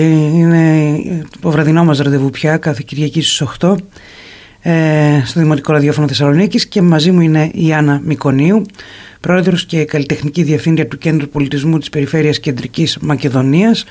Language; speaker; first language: Greek; native; Greek